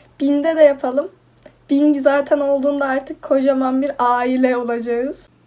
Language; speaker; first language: Turkish; native; Turkish